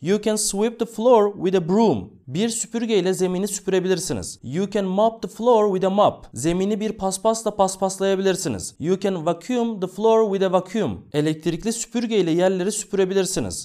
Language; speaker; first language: English; non-native, fluent; Turkish